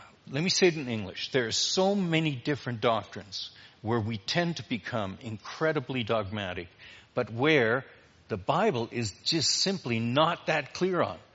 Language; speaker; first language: English; native; English